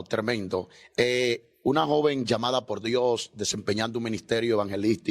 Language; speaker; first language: Spanish; native; Spanish